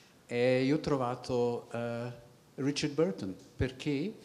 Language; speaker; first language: Italian; non-native, fluent; English